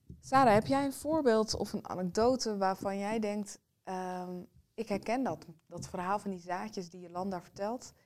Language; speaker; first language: Dutch; native; Dutch